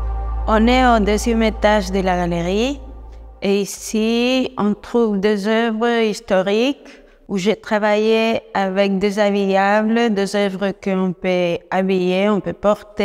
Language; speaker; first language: French; non-native, fluent; Spanish